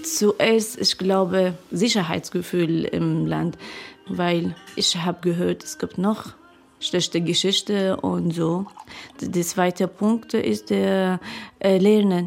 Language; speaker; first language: German; non-native, learner; Arabic